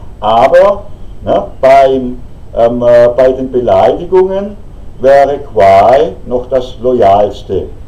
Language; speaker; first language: German; native; German